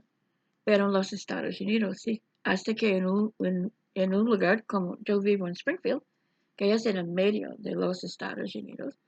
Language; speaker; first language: Spanish; non-native, fluent; English